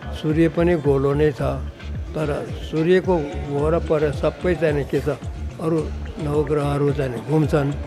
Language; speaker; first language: Nepali; non-native, local second language; Newari